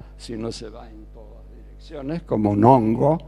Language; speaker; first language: Spanish; early bilingual, other home language; German